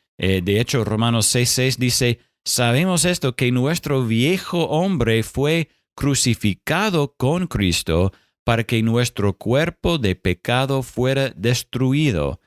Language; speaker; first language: Spanish; non-native, fluent; English